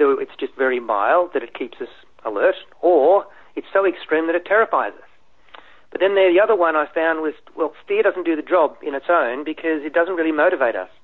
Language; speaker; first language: English; native; English